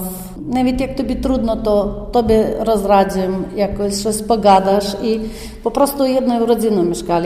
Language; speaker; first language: Polish; non-native, learner; Ukrainian